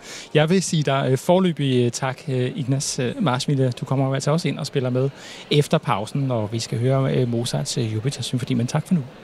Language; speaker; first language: Danish; native; Danish